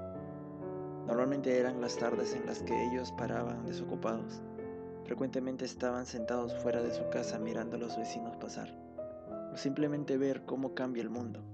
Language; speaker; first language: Spanish; native; Spanish